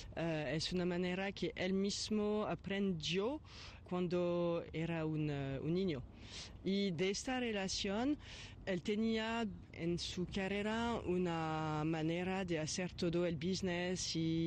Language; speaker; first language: Spanish; non-native, fluent; French